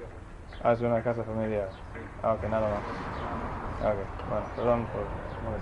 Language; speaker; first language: Spanish; non-native, fluent; English